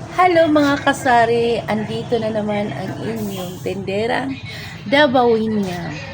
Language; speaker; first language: Filipino; non-native, local second language; Cebuano